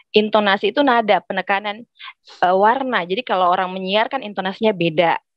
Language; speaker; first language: Indonesian; native; Indonesian